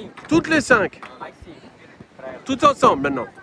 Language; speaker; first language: French; native; French